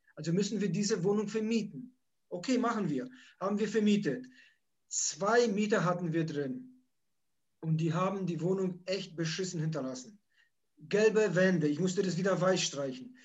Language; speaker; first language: German; early bilingual, other home language; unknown